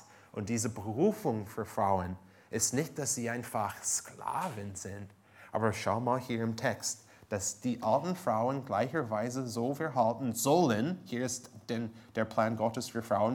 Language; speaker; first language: German; non-native, fluent; English